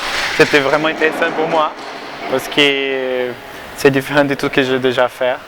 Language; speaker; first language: French; non-native, learner; Portuguese